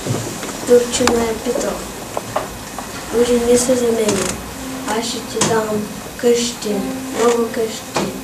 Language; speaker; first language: Bulgarian; early bilingual, heritage; Bulgarian